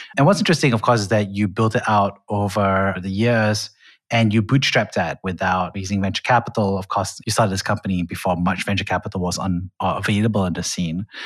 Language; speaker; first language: English; native; English